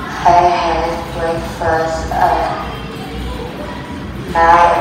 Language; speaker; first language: English; non-native, learner; Vietnamese